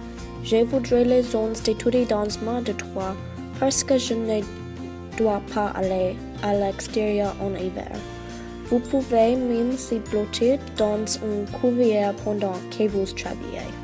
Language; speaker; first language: French; non-native, learner; English